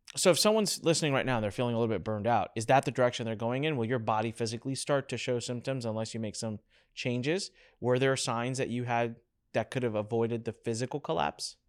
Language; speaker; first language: English; early bilingual, other home language; Hindi